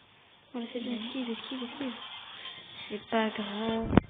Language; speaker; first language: French; native; French